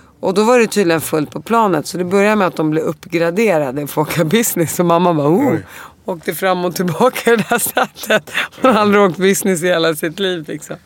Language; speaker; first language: Swedish; early bilingual, other home language; Arabic